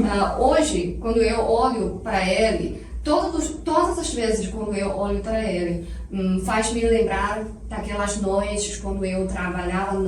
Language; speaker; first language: Portuguese; non-native, fluent; Chinese